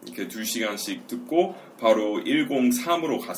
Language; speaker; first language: Korean; non-native, fluent; English